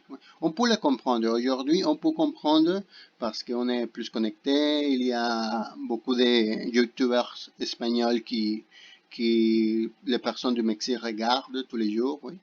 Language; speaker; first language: French; non-native, fluent; Spanish